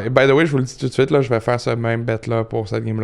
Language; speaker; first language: French; native; French